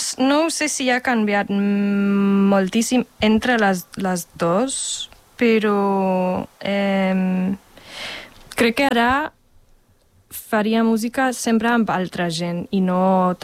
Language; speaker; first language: Catalan; non-native, fluent; Spanish